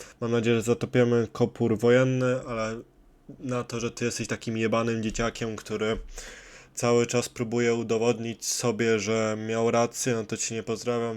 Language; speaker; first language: Polish; native; Polish